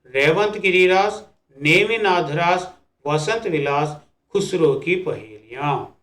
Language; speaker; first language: Hindi; non-native, local second language; Telugu